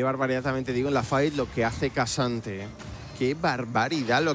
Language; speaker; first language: Spanish; native; Spanish